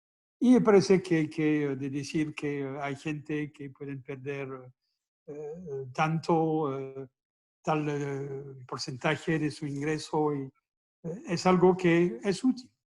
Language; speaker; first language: Spanish; non-native, fluent; French